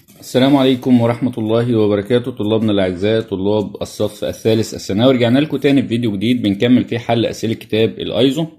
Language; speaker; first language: Arabic; native; Arabic